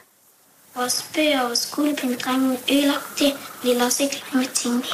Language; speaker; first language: Danish; early bilingual, heritage; Danish